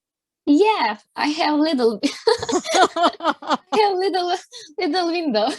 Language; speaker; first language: English; non-native, learner; Turkish